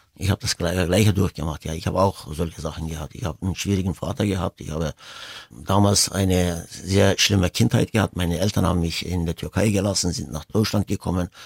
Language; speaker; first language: German; early bilingual, other home language; Turkish